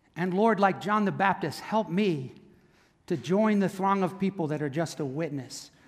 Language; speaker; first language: English; native; English